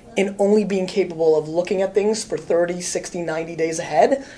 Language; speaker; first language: English; native; English